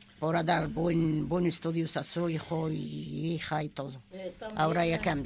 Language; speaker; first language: Spanish; non-native, learner; Arabic